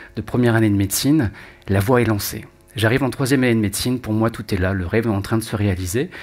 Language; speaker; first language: French; native; French